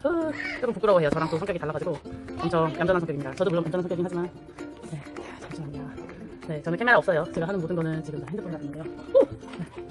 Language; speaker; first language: Korean; native; Korean